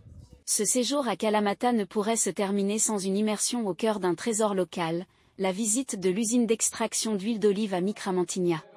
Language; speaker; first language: French; native; French